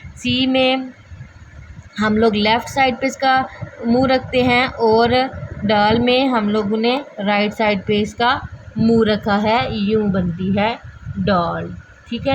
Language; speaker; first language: Urdu; non-native, local second language; Punjabi